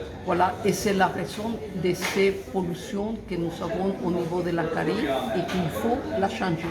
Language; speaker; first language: French; non-native, fluent; Spanish